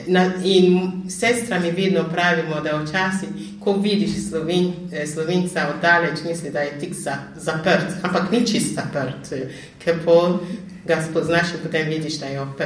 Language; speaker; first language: Slovenian; non-native, fluent; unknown